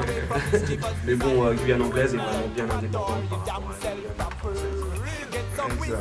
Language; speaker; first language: French; native; French